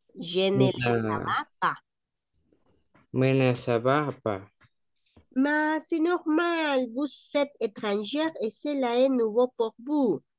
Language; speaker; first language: French; non-native, fluent; Spanish